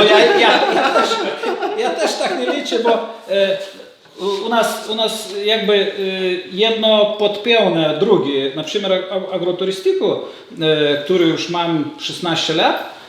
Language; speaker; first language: Polish; non-native, learner; Lithuanian